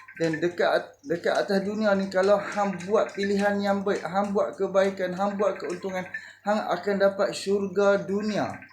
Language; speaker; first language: Malay; native; Malay